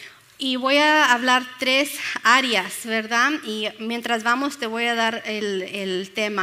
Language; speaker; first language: Spanish; early bilingual, other home language; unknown